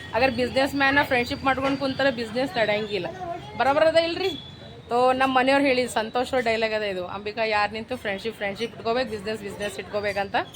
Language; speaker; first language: Kannada; native; Kannada